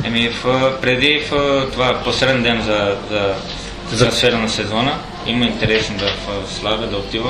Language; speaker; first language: Bulgarian; non-native, learner; Portuguese